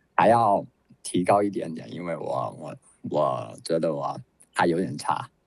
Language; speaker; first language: Chinese; non-native, fluent; English